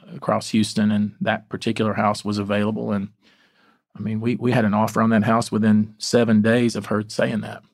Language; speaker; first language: English; native; English